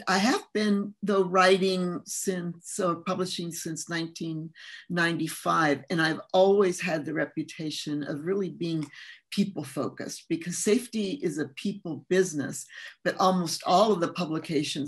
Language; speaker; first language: English; early bilingual, other home language; Spanish